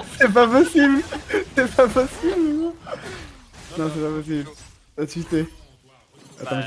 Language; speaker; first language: French; native; French